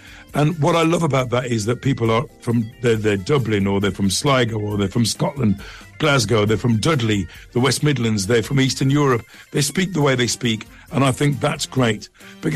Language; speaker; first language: English; native; English